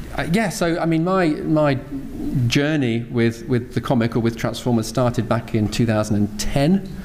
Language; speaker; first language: English; native; English